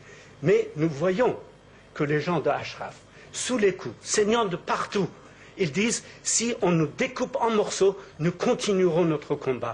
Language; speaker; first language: French; native; French